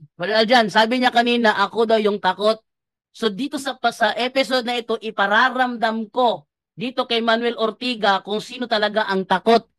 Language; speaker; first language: Filipino; native; Filipino